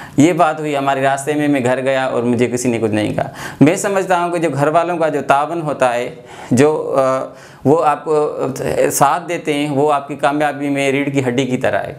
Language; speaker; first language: Urdu; non-native, local second language; Sindhi